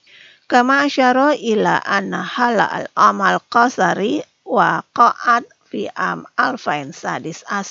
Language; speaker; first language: Arabic; non-native, fluent; Indonesian